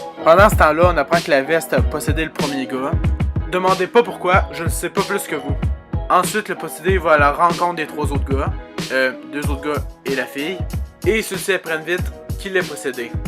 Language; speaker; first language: French; native; French